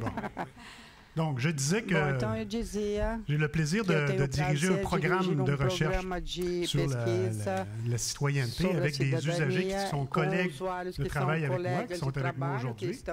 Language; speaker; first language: French; native; French